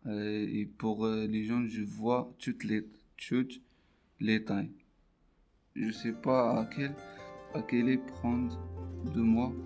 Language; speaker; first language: French; non-native, learner; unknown